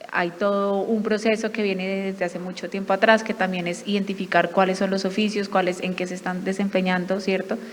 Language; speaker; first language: Spanish; native; Spanish